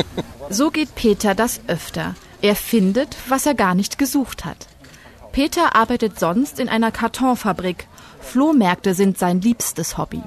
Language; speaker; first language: German; native; German